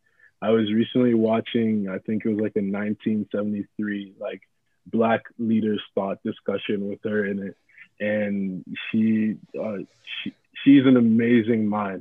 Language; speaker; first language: English; non-native, local second language; Yoruba